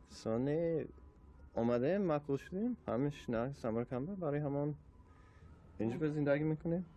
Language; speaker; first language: Persian; non-native, learner; English